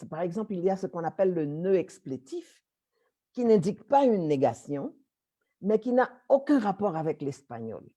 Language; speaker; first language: French; native; French